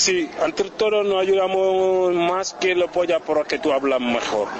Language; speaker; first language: Spanish; non-native, learner; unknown